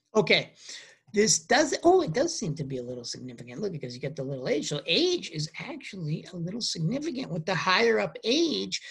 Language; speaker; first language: English; native; English